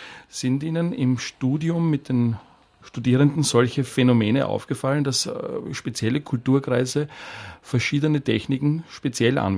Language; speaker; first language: German; native; German